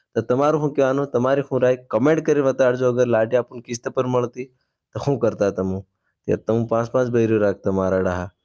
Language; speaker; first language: Gujarati; non-native, local second language; Bhili